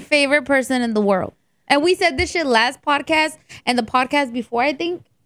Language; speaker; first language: English; early bilingual, other home language; Spanish